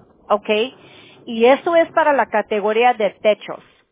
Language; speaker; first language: Spanish; early bilingual, heritage; Spanish